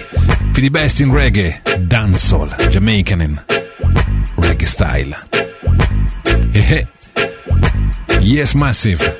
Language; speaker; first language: English; non-native, fluent; Italian